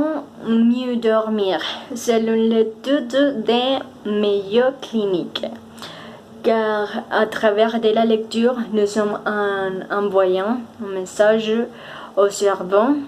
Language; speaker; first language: French; non-native, fluent; Spanish